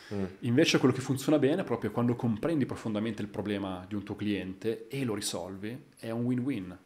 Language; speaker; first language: Italian; native; Italian